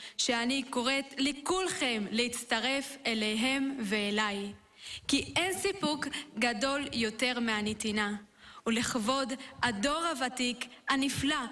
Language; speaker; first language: Hebrew; non-native, local second language; Arabic